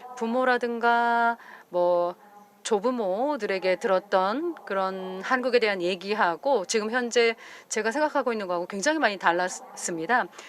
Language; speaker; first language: Korean; non-native, fluent; Japanese